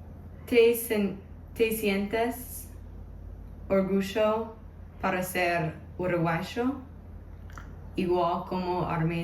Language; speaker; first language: Spanish; non-native, learner; English